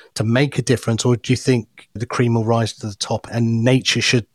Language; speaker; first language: English; native; English